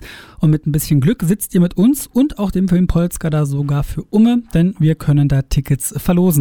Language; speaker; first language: German; native; German